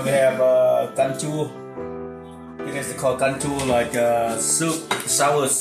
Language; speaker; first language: English; non-native, learner; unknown